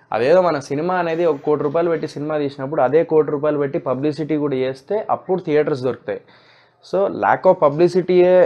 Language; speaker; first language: Telugu; native; Telugu